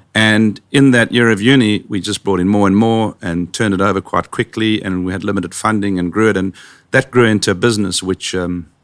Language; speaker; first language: English; native; English